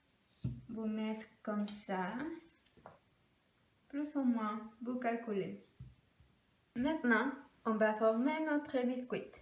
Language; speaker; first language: French; non-native, learner; Spanish